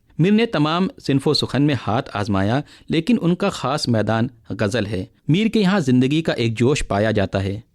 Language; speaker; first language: Urdu; native; Urdu